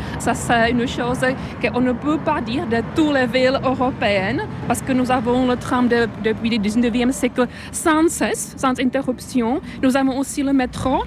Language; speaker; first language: French; non-native, fluent; Czech